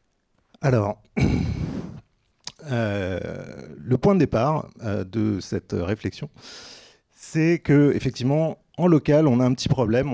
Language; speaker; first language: French; native; French